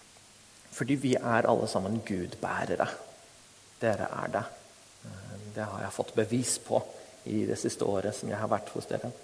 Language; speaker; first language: Norwegian; non-native, fluent; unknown